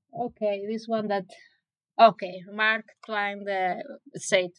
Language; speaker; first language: English; non-native, fluent; Spanish